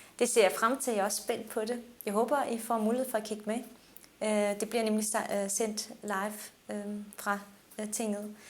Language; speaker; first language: Danish; early bilingual, other home language; Turkish